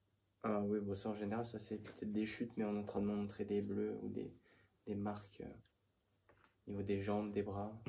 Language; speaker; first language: French; native; French